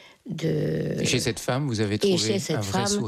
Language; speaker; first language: French; native; French